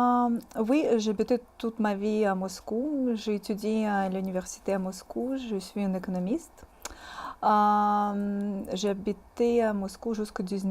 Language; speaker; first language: French; non-native, fluent; Russian